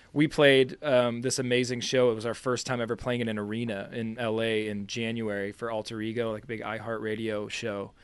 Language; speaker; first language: English; native; English